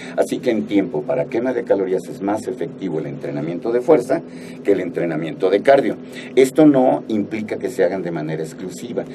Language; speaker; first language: Spanish; native; Spanish